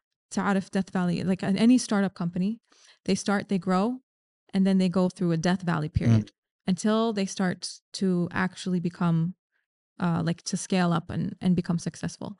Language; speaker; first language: English; native; English